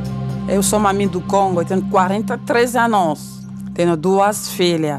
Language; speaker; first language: Portuguese; non-native, local second language; French